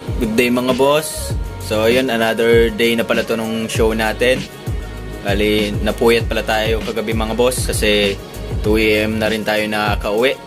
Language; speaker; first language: Filipino; non-native, local second language; Bikol